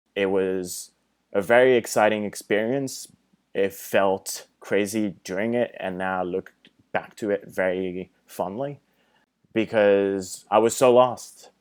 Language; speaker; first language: English; non-native, fluent; French